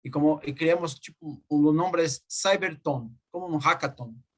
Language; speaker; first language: Spanish; non-native, fluent; Portuguese